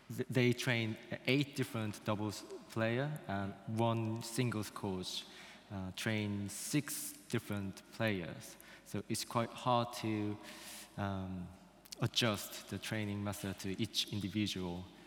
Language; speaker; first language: English; non-native, fluent; Korean